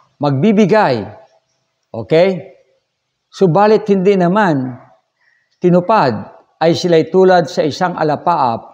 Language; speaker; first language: Filipino; non-native, local second language; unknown